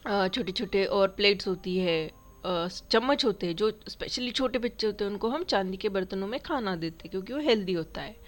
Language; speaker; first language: Hindi; non-native, local second language; Marathi